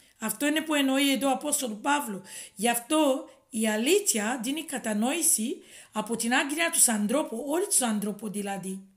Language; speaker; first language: Greek; non-native, fluent; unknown